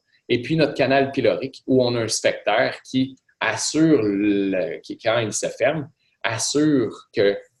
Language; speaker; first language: French; native; French